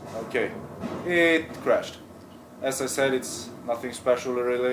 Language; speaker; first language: English; non-native, fluent; Swedish